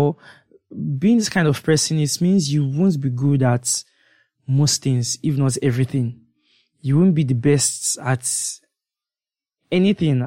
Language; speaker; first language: English; non-native, local second language; Yoruba